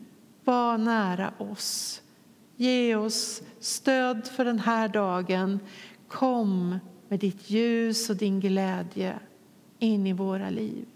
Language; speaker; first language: Swedish; native; Swedish